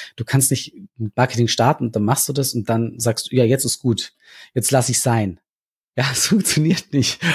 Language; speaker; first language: German; native; German